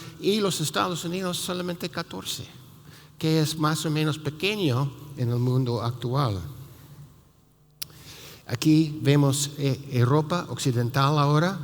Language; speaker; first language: Spanish; non-native, fluent; English